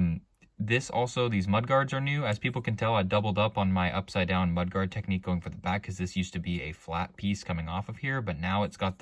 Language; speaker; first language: English; native; English